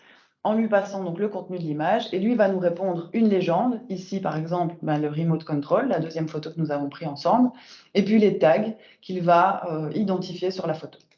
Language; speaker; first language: French; native; French